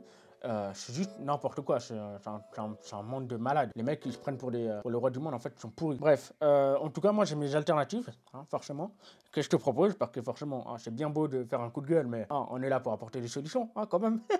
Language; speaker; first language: French; native; French